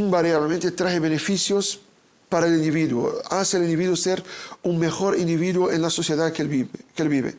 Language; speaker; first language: Spanish; non-native, fluent; Portuguese